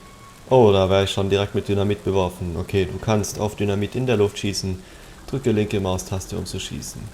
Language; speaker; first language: German; native; German